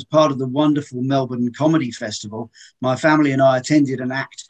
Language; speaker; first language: English; native; English